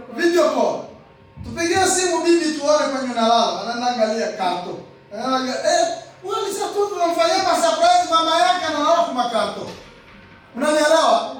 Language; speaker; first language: Swahili; non-native, local second language; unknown